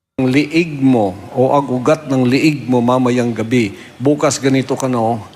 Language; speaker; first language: Filipino; non-native, local second language; Cebuano